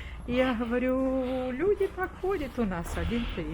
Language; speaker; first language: Russian; non-native, local second language; Romanian